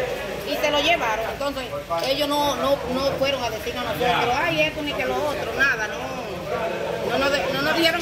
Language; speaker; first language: Spanish; native; Spanish